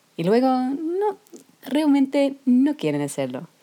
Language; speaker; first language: Spanish; non-native, learner; English